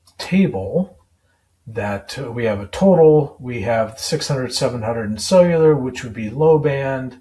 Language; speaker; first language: English; native; English